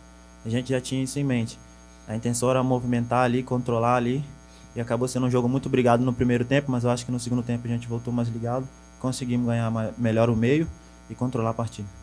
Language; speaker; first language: Portuguese; native; Portuguese